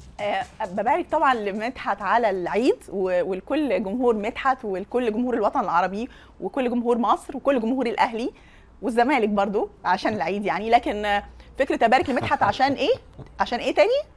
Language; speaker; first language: Arabic; native; Arabic